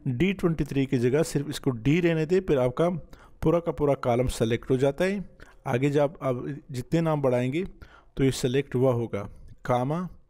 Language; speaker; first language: Urdu; non-native, local second language; Punjabi